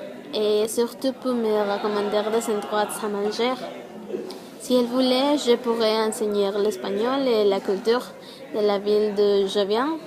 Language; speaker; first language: French; non-native, learner; Spanish